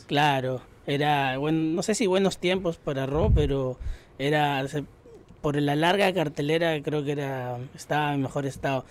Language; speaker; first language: Spanish; native; Spanish